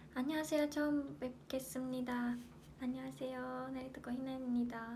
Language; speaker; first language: Japanese; native; Japanese